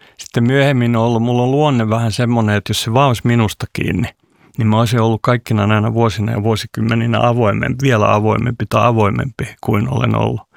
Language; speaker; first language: Finnish; non-native, local second language; Swedish